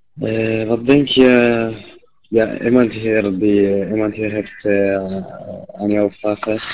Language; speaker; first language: Dutch; non-native, learner; Arabic